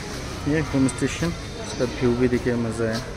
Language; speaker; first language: Hindi; non-native, local second language; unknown